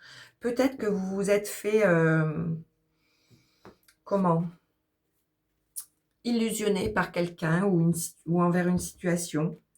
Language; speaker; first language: French; native; French